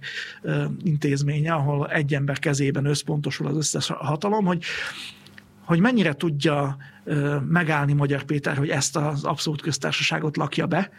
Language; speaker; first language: Hungarian; native; Hungarian